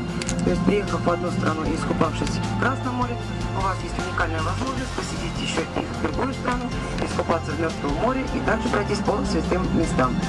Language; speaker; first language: Russian; native; Russian